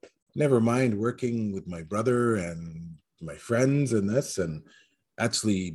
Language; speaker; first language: English; native; English